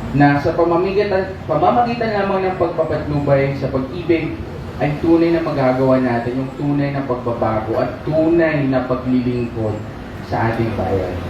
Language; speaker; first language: Filipino; non-native, local second language; Pangasinan